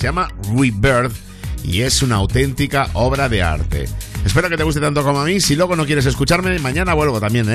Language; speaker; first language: Spanish; native; Spanish